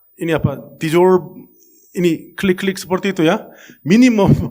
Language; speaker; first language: Indonesian; non-native, fluent; Korean